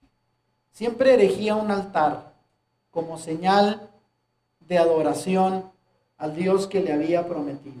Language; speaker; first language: Spanish; native; Spanish